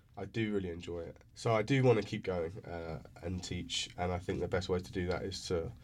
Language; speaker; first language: English; native; English